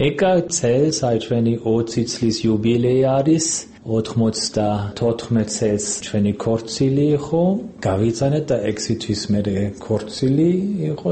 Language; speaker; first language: Georgian; non-native, fluent; German